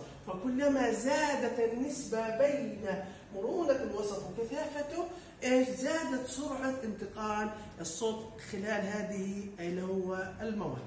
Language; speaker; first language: Arabic; native; Arabic